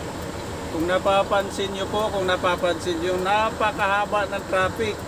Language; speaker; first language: Filipino; native; Filipino